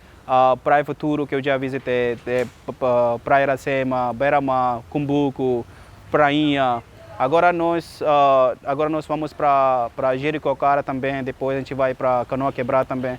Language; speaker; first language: Portuguese; non-native, learner; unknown